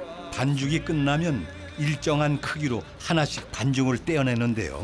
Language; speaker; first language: Korean; native; Korean